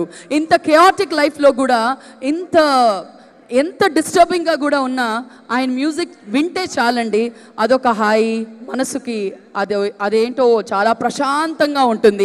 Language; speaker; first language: Telugu; native; Telugu